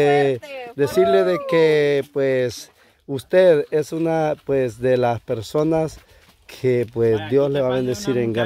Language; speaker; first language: Spanish; native; Spanish